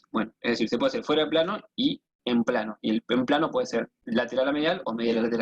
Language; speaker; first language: Spanish; native; Spanish